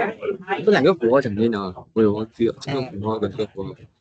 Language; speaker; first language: Chinese; native; Chinese